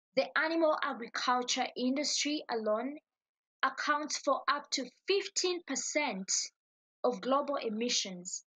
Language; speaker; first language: English; non-native, local second language; Ganda